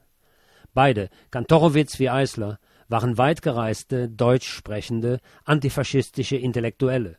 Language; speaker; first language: German; native; German